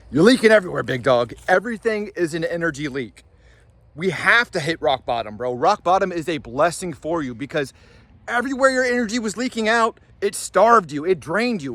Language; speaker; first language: English; native; English